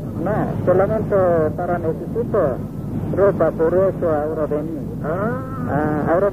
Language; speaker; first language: Spanish; non-native, learner; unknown